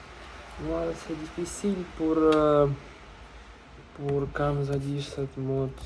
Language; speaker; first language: French; non-native, learner; Russian